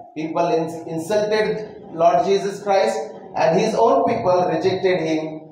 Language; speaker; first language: English; non-native, local second language; Marathi